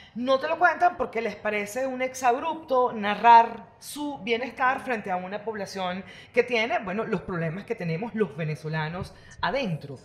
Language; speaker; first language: Spanish; native; Spanish